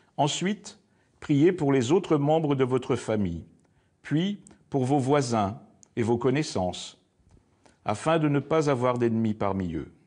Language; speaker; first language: French; native; French